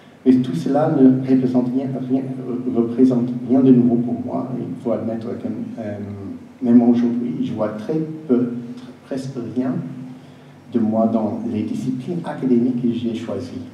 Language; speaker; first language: French; non-native, fluent; English